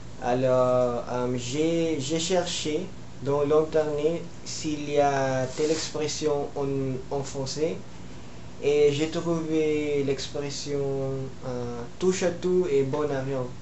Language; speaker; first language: French; non-native, learner; Filipino